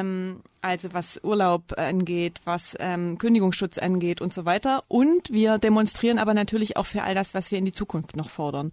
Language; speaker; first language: German; native; German